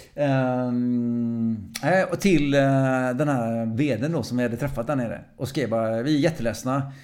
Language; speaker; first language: Swedish; early bilingual, other home language; English